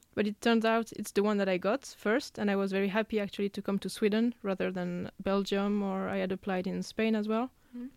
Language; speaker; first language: English; non-native, fluent; French